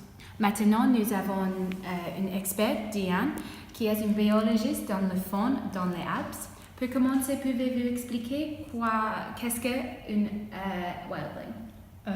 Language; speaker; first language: French; non-native, learner; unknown